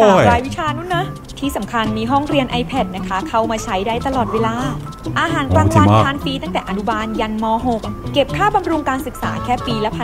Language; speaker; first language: Thai; native; Thai